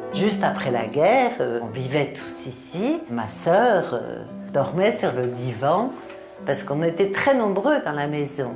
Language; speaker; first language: French; native; French